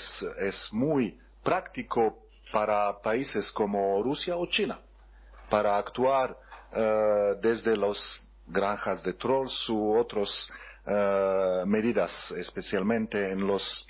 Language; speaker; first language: Spanish; non-native, learner; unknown